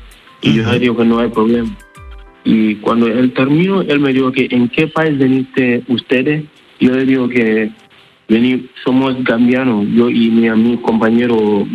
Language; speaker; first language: Spanish; non-native, learner; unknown